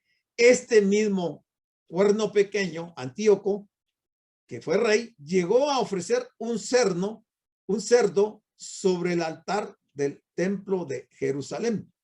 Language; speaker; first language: Spanish; native; Spanish